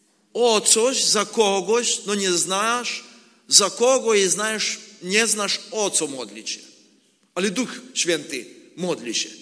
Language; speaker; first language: Polish; non-native, learner; Ukrainian